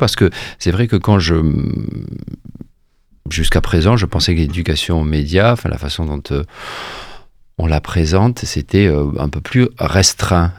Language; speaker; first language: French; native; French